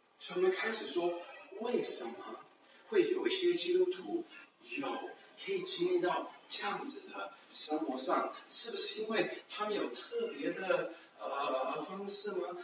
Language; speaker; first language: Chinese; early bilingual, heritage; Chinese